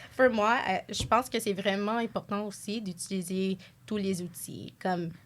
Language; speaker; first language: French; non-native, local second language; English